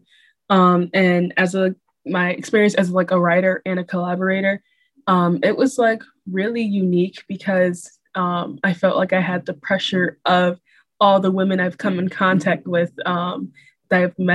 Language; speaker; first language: English; native; English